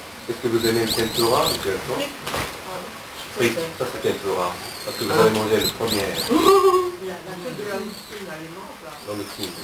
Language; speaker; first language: French; non-native, fluent; Japanese